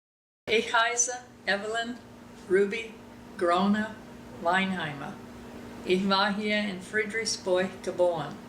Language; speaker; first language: German; early bilingual, heritage; German